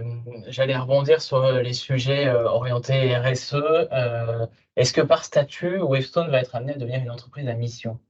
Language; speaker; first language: French; native; French